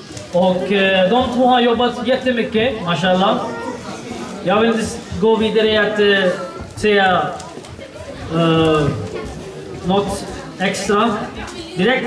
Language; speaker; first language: Swedish; non-native, learner; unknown